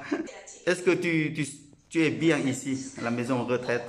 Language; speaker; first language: French; non-native, learner; Thai